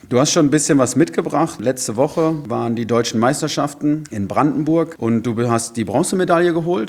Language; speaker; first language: German; native; German